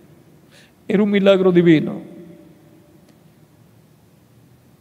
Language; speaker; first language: Spanish; native; Spanish